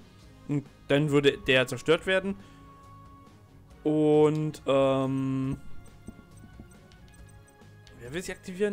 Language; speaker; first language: German; native; German